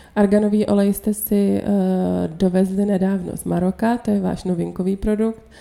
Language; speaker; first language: Czech; native; Czech